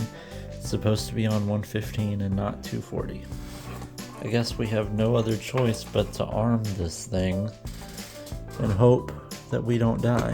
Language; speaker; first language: English; native; English